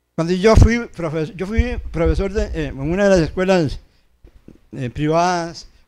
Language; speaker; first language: Spanish; native; Spanish